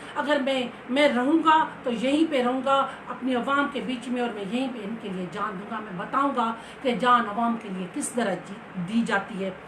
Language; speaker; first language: Urdu; non-native, local second language; Sindhi